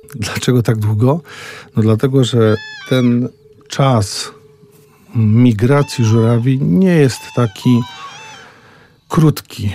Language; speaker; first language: Polish; native; Polish